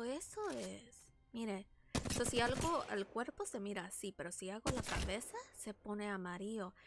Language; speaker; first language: Spanish; early bilingual, heritage; Spanish